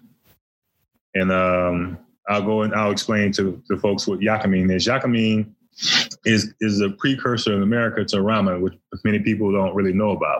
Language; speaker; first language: English; native; English